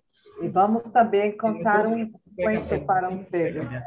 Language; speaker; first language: Spanish; non-native, learner; Portuguese